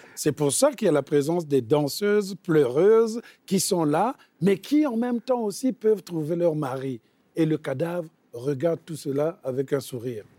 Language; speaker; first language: French; non-native, local second language; Bembe